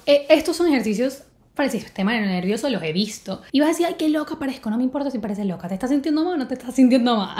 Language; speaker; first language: Spanish; native; Spanish